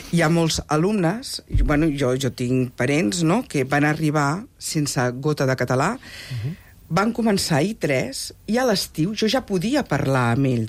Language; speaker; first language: Catalan; native; Catalan